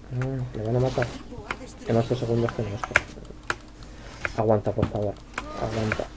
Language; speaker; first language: Spanish; native; Spanish